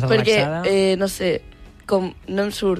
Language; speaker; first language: Catalan; non-native, local second language; Spanish